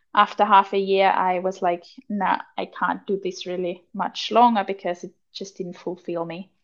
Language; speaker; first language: English; non-native, fluent; German